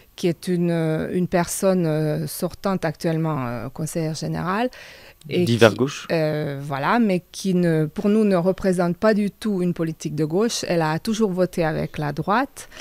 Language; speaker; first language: French; non-native, fluent; Hungarian